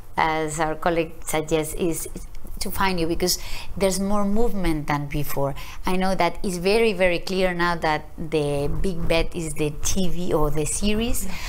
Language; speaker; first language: English; non-native, learner; Spanish